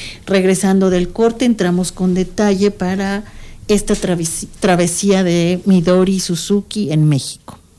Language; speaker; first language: Spanish; native; Spanish